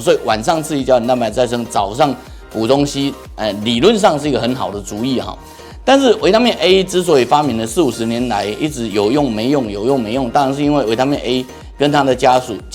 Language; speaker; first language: Chinese; native; Chinese